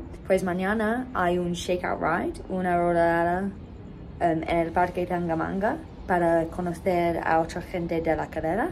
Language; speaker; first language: Spanish; non-native, fluent; English